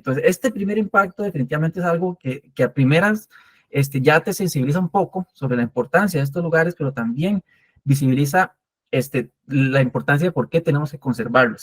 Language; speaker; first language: Spanish; native; Spanish